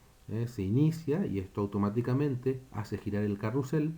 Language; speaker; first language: Spanish; native; Spanish